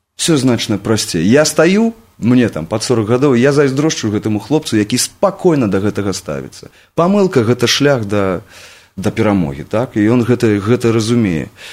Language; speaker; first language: Belarusian; non-native, local second language; Russian